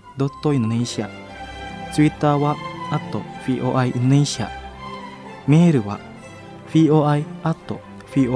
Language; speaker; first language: Japanese; non-native, fluent; Indonesian